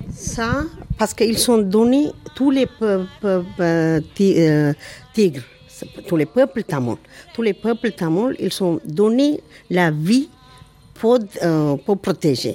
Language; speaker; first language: French; non-native, learner; Tamil